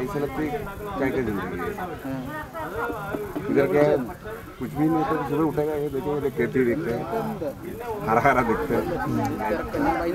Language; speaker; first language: Hindi; non-native, local second language; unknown